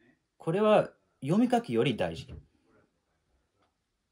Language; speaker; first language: Japanese; non-native, fluent; English